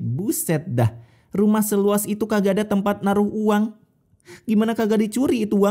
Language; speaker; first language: Indonesian; native; Indonesian